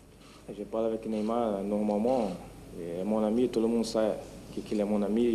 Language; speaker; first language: French; non-native, fluent; Portuguese